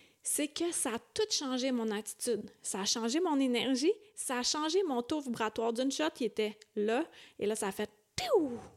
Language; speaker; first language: French; native; French